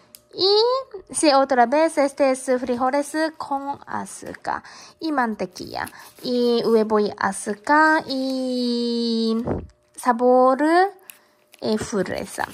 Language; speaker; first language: Spanish; non-native, learner; Japanese